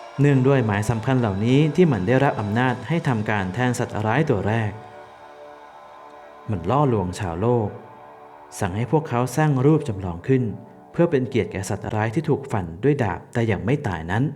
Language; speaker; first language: Thai; native; Thai